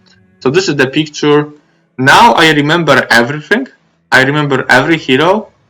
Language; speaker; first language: English; non-native, fluent; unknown